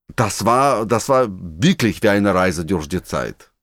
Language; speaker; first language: German; non-native, fluent; Russian